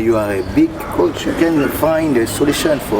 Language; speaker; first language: English; non-native, learner; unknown